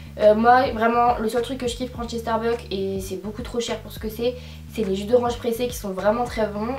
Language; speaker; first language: French; native; French